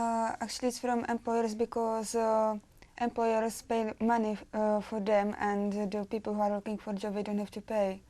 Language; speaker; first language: English; non-native, learner; Czech